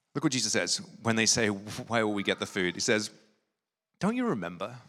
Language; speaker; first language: English; native; English